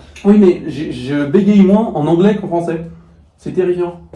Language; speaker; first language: French; native; French